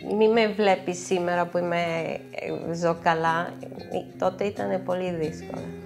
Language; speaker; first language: Greek; non-native, fluent; Amharic